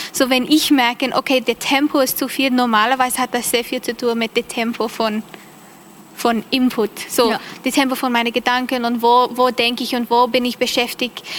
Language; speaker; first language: German; non-native, learner; English